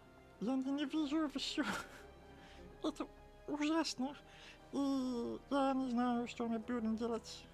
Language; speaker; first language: Russian; non-native, learner; English